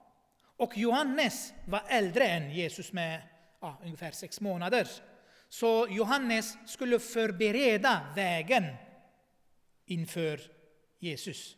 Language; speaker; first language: Swedish; non-native, fluent; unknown